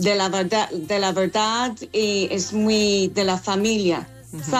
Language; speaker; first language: Spanish; non-native, fluent; English